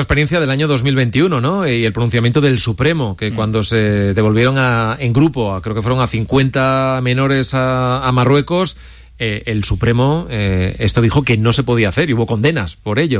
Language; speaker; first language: Spanish; native; Spanish